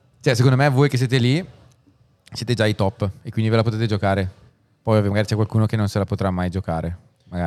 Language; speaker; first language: Italian; native; Italian